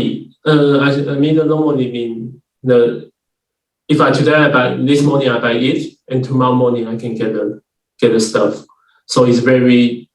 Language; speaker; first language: English; non-native, learner; Chinese